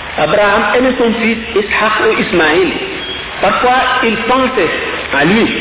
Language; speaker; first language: French; non-native, local second language; Wolof